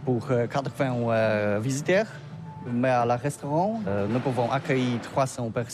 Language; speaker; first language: French; non-native, learner; Polish